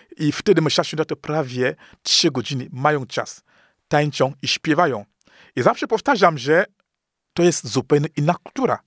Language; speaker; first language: Polish; non-native, fluent; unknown